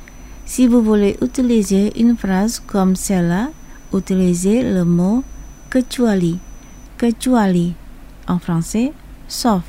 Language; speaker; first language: French; non-native, fluent; Indonesian